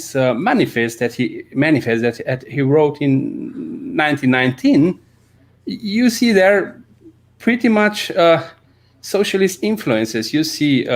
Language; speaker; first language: English; non-native, fluent; Slovenian